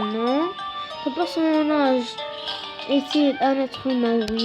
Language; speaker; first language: French; non-native, local second language; Arabic